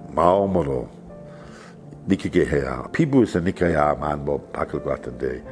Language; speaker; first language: Korean; non-native, fluent; English